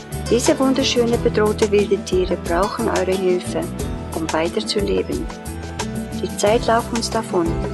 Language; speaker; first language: German; non-native, fluent; Afrikaans